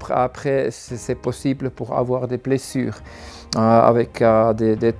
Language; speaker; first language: French; non-native, learner; German